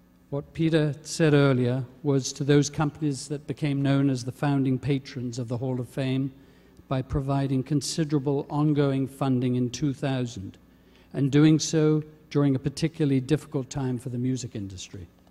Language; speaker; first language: English; native; English